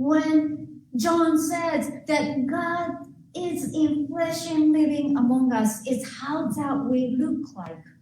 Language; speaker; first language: English; non-native, fluent; Japanese